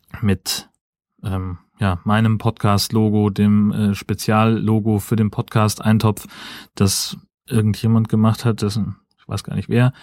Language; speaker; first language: German; native; German